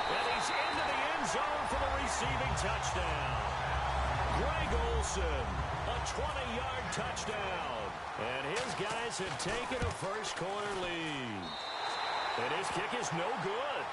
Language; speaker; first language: English; native; English